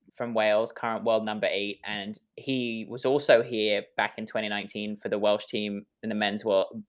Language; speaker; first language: English; native; English